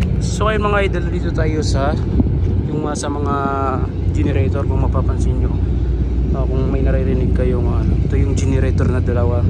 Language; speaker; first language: Filipino; non-native, local second language; Waray